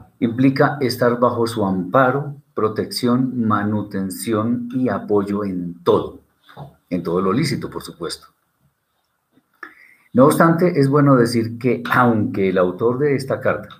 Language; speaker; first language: Spanish; native; Spanish